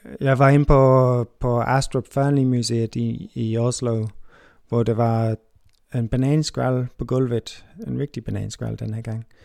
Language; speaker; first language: Danish; non-native, fluent; English